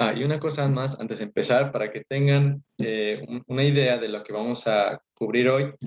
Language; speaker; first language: Spanish; early bilingual, heritage; Spanish